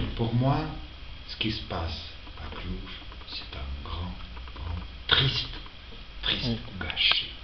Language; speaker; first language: French; non-native, fluent; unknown